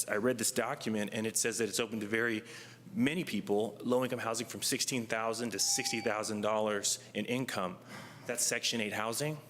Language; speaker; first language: English; native; English